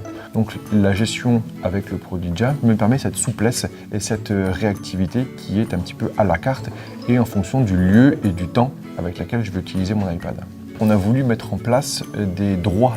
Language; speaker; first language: French; native; French